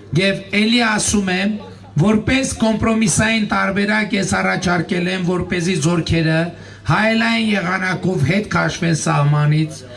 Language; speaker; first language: Armenian; native; Armenian